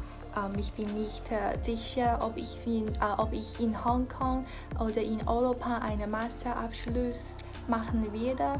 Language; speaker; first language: German; non-native, learner; Chinese